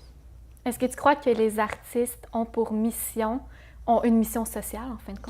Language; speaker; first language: French; native; French